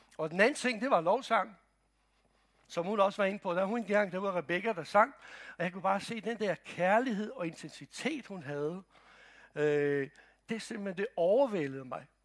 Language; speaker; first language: Danish; non-native, fluent; Croatian